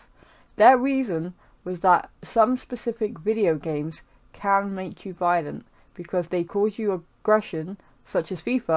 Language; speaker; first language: English; native; English